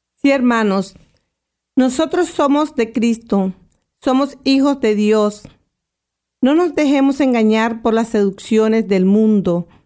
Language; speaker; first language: Spanish; native; Spanish